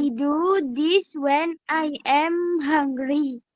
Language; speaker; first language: English; non-native, learner; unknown